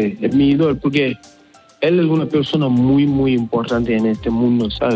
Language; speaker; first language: Spanish; non-native, learner; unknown